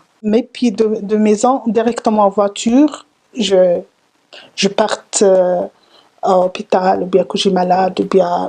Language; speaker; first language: French; non-native, learner; Arabic